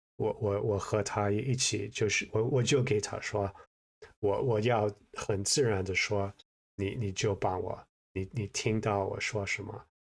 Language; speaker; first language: Chinese; non-native, fluent; English